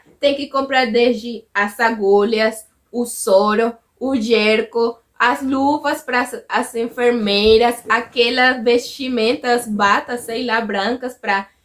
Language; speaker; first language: Portuguese; non-native, fluent; Spanish